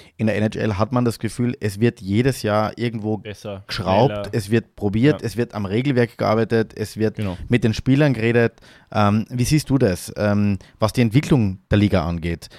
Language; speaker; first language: German; native; German